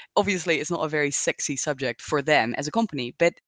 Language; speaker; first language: English; non-native, fluent; Dutch